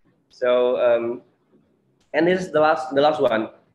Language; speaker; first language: English; non-native, fluent; Indonesian